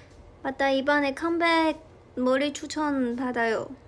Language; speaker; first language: Korean; non-native, fluent; Chinese